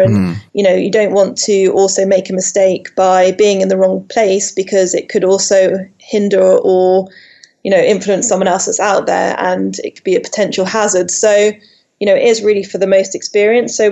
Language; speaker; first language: English; native; English